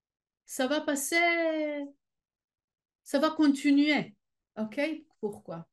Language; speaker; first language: French; non-native, fluent; Hebrew